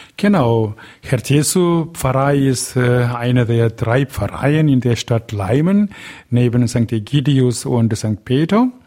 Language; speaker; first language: German; non-native, fluent; Tamil